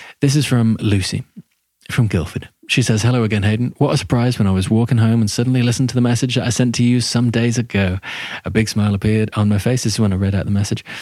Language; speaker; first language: English; native; English